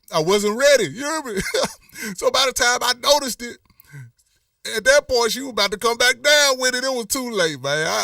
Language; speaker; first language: English; native; English